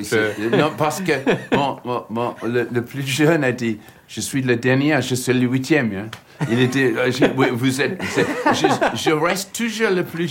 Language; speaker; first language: French; non-native, learner; English